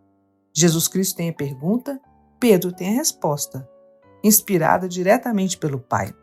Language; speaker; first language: Portuguese; native; Portuguese